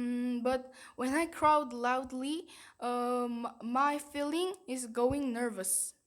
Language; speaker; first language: English; non-native, learner; Korean